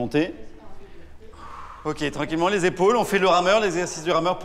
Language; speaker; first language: French; native; French